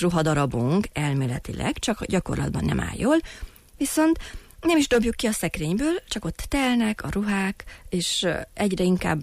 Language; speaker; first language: Hungarian; native; Hungarian